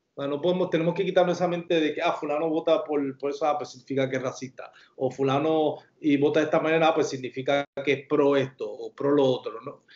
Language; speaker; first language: Spanish; native; Spanish